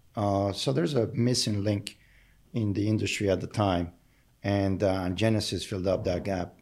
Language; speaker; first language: English; non-native, fluent; Spanish